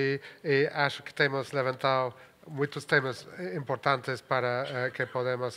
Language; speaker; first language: Portuguese; non-native, fluent; Spanish